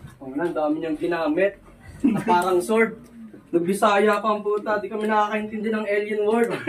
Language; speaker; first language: Filipino; native; Filipino